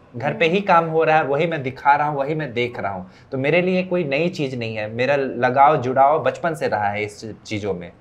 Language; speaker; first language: Hindi; native; Hindi